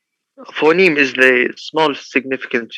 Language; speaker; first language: English; non-native, learner; Arabic